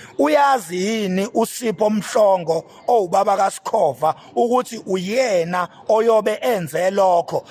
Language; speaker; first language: Zulu; native; Zulu